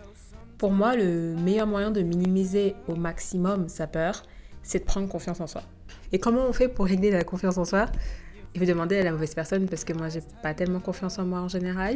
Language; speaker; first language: French; native; French